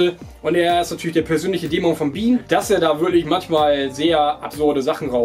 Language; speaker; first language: German; native; German